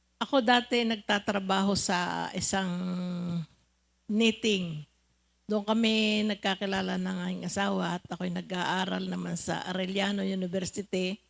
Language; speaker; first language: Filipino; native; Filipino